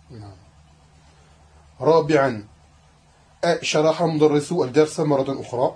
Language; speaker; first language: Arabic; non-native, fluent; French